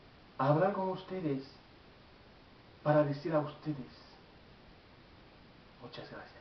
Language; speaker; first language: Spanish; non-native, learner; Haitian Creole